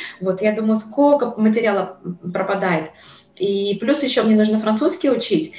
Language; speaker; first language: Russian; native; Russian